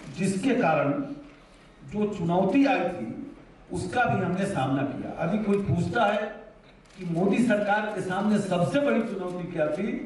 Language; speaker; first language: Hindi; native; Hindi